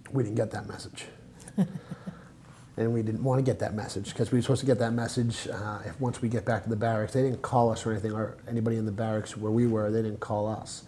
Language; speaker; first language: English; native; English